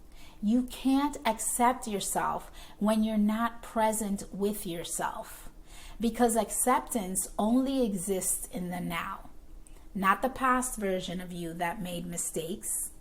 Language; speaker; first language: English; native; English